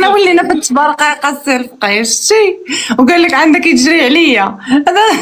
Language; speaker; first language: Arabic; native; Arabic